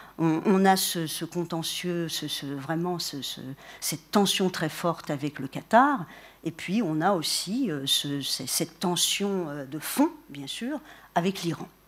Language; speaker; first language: French; native; French